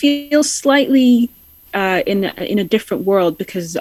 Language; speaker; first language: English; native; English